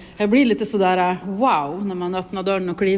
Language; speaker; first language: Swedish; native; Swedish